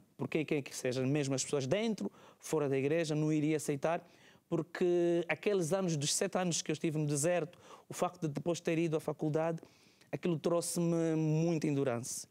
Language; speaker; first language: Portuguese; native; Portuguese